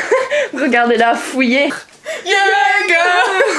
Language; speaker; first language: French; native; French